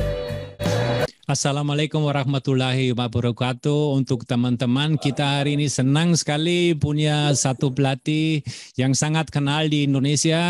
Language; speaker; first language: Indonesian; non-native, fluent; German